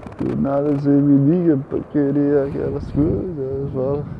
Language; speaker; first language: Portuguese; native; Portuguese